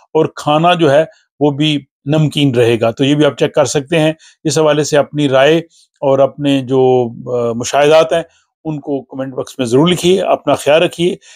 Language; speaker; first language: Urdu; non-native, local second language; Punjabi